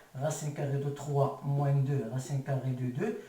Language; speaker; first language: French; non-native, local second language; Arabic